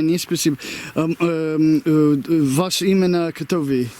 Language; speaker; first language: Russian; non-native, learner; English